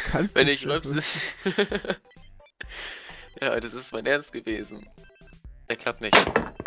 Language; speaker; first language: German; native; German